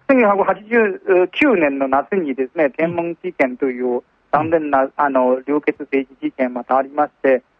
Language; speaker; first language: Japanese; non-native, fluent; Chinese